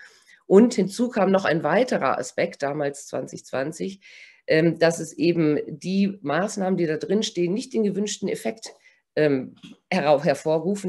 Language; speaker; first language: German; native; German